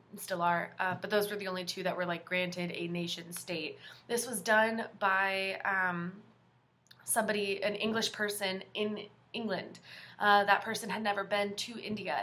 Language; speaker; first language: English; native; English